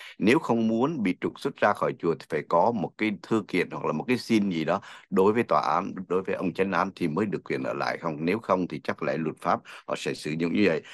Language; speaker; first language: Vietnamese; native; Vietnamese